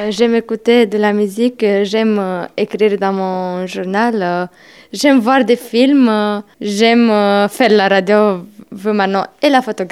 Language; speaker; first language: French; non-native, fluent; Romanian